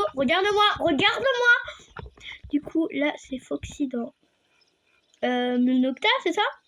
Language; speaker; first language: French; native; French